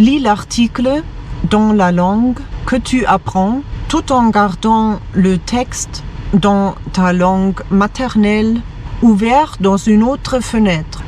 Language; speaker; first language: French; non-native, fluent; German